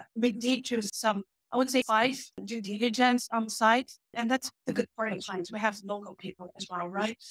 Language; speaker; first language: English; non-native, fluent; Portuguese